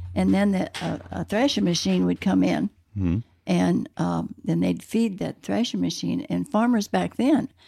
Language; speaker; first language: English; native; English